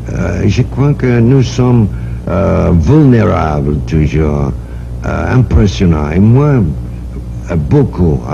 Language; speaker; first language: French; non-native, learner; English